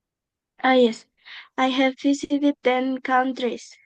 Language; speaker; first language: English; non-native, learner; Indonesian